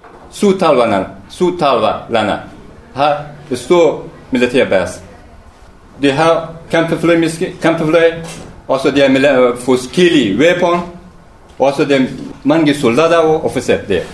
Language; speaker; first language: Danish; non-native, learner; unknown